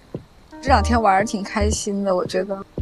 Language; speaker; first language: Chinese; native; Chinese